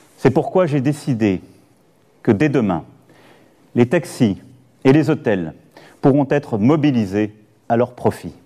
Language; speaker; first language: French; native; French